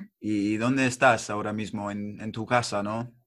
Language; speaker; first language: Spanish; non-native, fluent; English